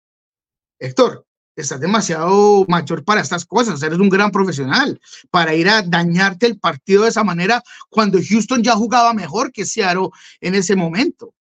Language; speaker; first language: Spanish; native; Spanish